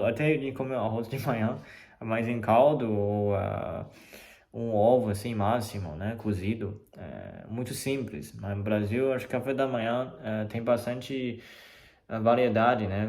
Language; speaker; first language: Portuguese; non-native, fluent; Chinese